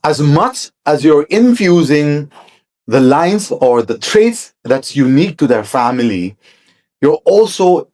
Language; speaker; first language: English; non-native, local second language; Filipino